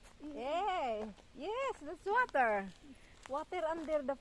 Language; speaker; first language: English; non-native, learner; Cebuano